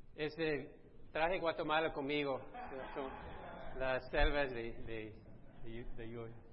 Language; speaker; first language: Spanish; non-native, fluent; English